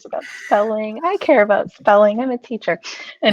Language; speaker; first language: English; native; English